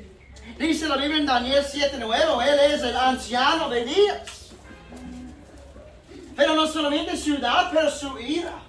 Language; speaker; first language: Spanish; non-native, fluent; English